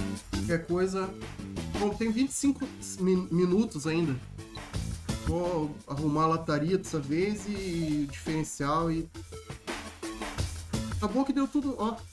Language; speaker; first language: Portuguese; native; Portuguese